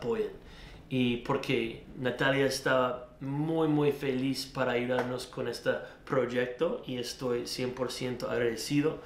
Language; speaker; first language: Spanish; non-native, learner; English